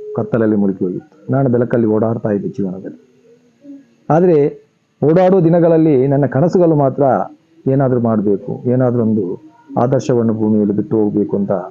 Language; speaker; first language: Kannada; non-native, local second language; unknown